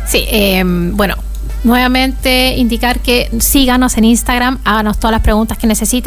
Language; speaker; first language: Spanish; native; Spanish